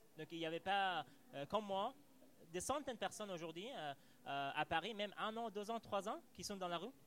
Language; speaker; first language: French; non-native, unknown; Persian